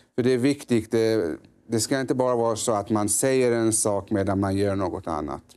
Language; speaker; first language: Swedish; early bilingual, other home language; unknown